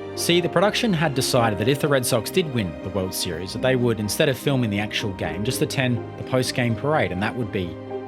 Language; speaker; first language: English; native; English